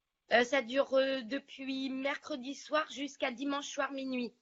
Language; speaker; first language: French; native; French